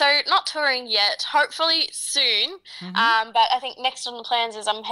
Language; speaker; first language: English; native; English